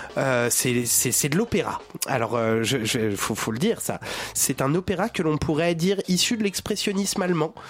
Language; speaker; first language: French; native; French